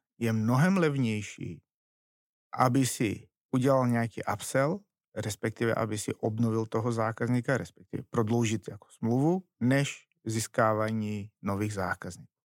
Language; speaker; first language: Czech; non-native, fluent; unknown